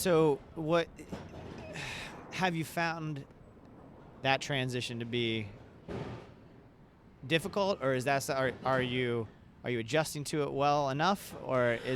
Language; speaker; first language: English; native; English